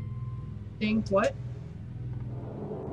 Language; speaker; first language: English; native; English